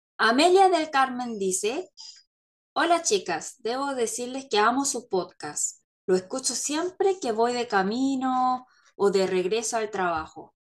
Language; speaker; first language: Spanish; non-native, fluent; Korean